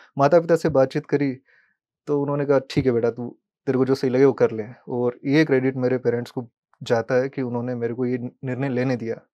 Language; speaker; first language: Hindi; native; Hindi